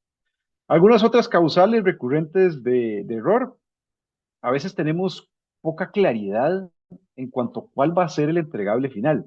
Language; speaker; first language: Spanish; native; Spanish